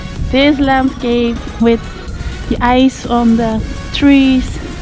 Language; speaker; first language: English; non-native, fluent; Dutch